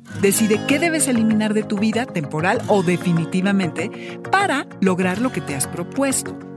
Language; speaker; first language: Spanish; native; Spanish